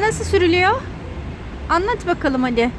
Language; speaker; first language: Turkish; native; Turkish